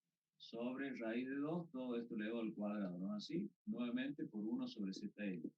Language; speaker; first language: Spanish; native; Spanish